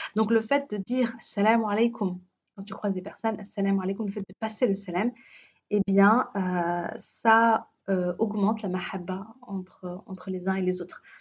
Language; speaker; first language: French; early bilingual, other home language; Arabic